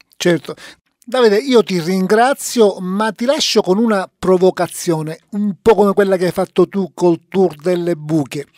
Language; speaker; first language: Italian; native; Italian